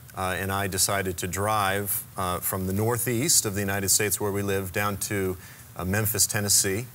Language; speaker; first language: English; native; English